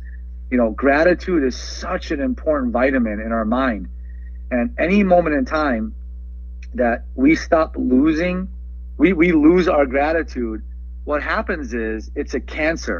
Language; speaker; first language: English; early bilingual, other home language; Persian